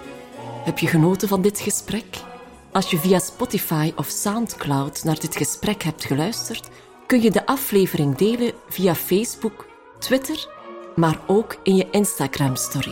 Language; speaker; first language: Dutch; native; Dutch